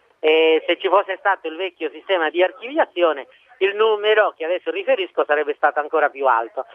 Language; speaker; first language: Italian; native; Italian